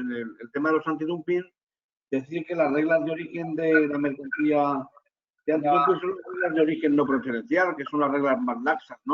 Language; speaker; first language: Spanish; native; Spanish